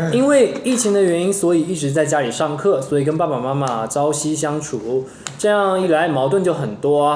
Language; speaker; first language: Chinese; native; Chinese